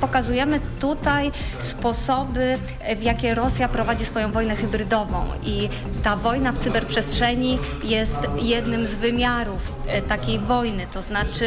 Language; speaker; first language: Polish; native; Polish